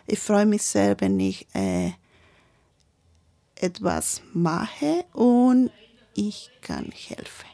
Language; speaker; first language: German; non-native, learner; Spanish